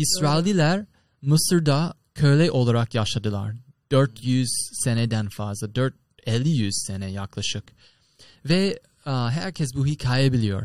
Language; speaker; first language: Turkish; non-native, learner; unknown